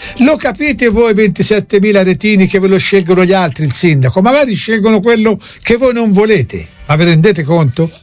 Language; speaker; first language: Italian; native; Italian